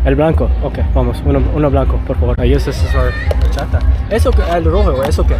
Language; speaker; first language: Spanish; non-native, learner; English